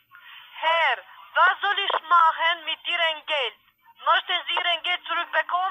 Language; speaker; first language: German; non-native, learner; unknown